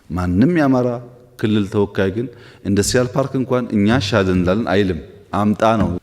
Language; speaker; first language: Amharic; non-native, local second language; Oromo